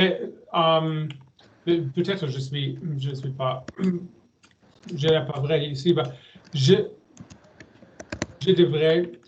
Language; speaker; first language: French; non-native, learner; German